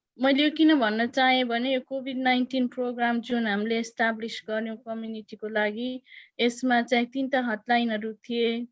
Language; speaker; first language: Nepali; native; Nepali